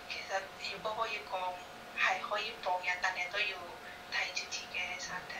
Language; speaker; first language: Cantonese; non-native, fluent; Indonesian